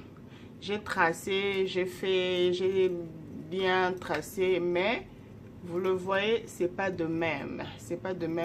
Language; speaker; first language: French; non-native, local second language; Lingala